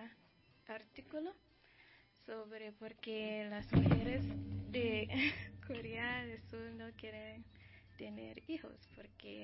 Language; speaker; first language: Spanish; non-native, learner; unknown